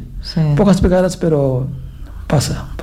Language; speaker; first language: Catalan; non-native, fluent; Fula